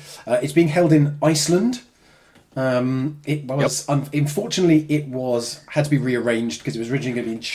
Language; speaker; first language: English; native; English